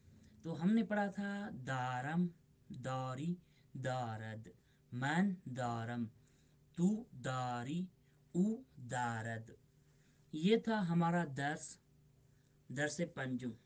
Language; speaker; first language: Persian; non-native, fluent; Urdu